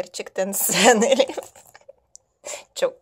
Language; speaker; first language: Turkish; non-native, learner; Russian